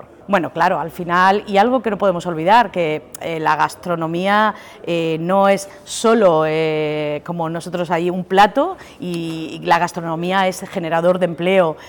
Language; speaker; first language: Spanish; native; Spanish